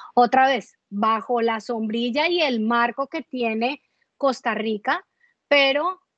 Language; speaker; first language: Spanish; native; Spanish